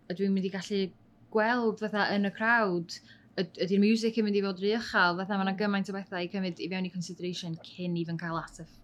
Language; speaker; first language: Welsh; native; Welsh